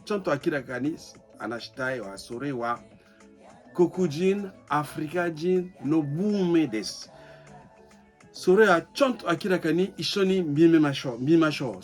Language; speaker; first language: Japanese; non-native, fluent; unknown